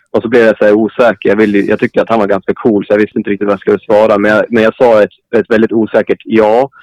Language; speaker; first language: Swedish; native; Swedish